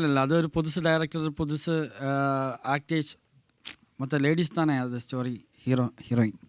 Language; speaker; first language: Tamil; non-native, learner; Malayalam